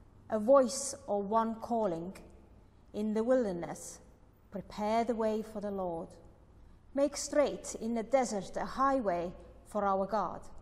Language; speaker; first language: English; non-native, fluent; Estonian